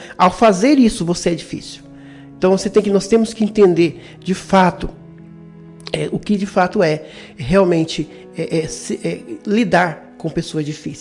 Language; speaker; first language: Portuguese; native; Portuguese